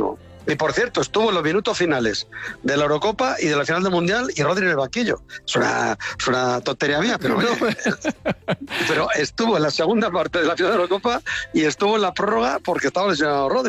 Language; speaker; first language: Spanish; native; Spanish